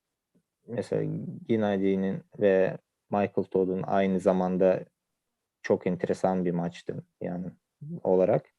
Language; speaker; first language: Turkish; non-native, fluent; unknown